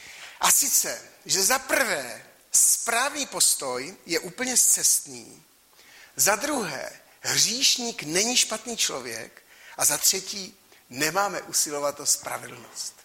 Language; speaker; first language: Czech; native; Czech